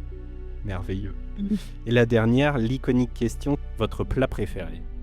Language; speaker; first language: French; native; French